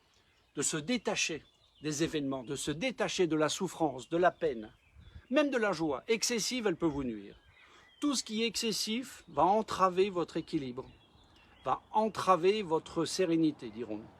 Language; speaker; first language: French; native; French